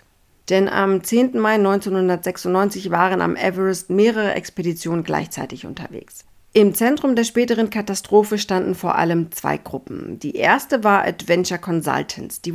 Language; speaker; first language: German; native; German